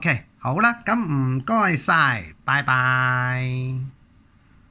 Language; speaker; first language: Cantonese; native; Cantonese